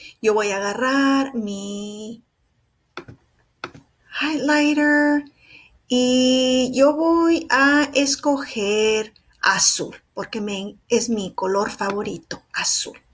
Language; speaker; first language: Spanish; early bilingual, heritage; Spanish